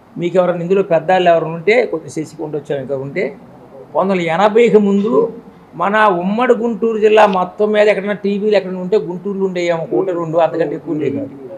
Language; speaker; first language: Telugu; native; Telugu